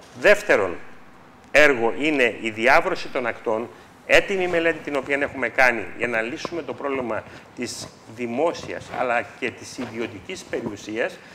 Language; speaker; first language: Greek; native; Greek